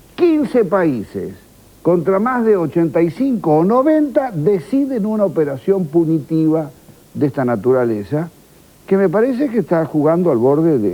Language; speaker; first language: Spanish; native; Spanish